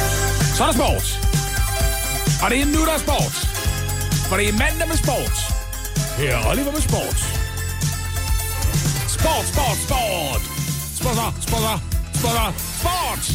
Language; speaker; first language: Danish; native; Danish